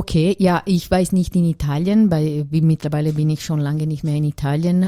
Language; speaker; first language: German; non-native, fluent; Italian